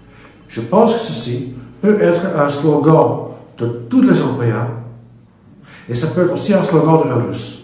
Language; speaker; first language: French; non-native, local second language; Dutch